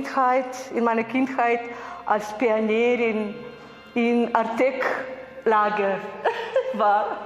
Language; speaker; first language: German; non-native, fluent; Russian